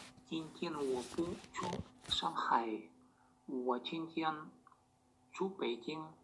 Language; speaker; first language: Chinese; non-native, learner; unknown